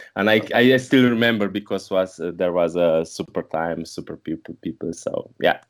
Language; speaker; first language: English; non-native, learner; Slovenian